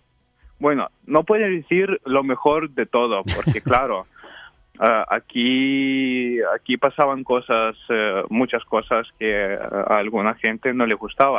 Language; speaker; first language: Spanish; non-native, fluent; Ukrainian